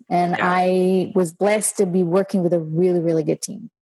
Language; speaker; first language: English; non-native, fluent; Hebrew